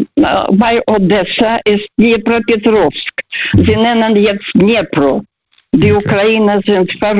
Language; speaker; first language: German; non-native, fluent; Russian